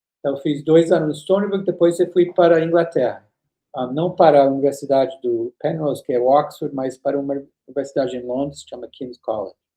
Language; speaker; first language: Portuguese; non-native, fluent; English